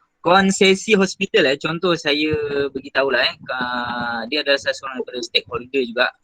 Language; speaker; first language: Malay; native; Malay